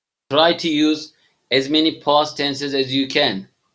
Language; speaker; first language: English; non-native, fluent; Turkish